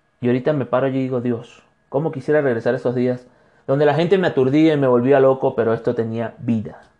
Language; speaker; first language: Spanish; native; Spanish